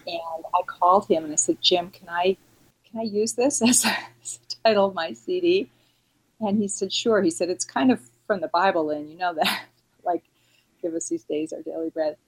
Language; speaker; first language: English; native; English